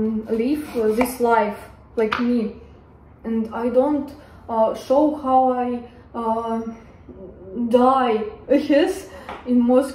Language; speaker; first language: English; non-native, learner; Russian